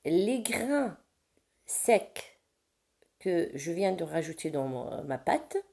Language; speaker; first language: French; non-native, local second language; Arabic